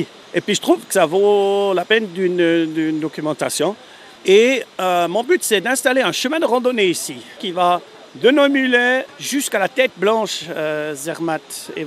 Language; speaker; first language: French; non-native, local second language; German